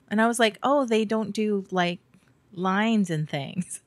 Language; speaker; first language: English; native; English